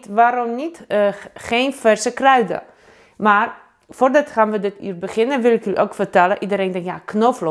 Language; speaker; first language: Dutch; non-native, fluent; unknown